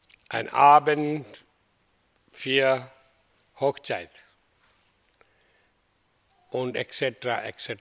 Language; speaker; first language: German; non-native, learner; Hindi